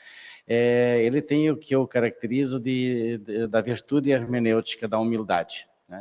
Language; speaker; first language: Portuguese; native; Portuguese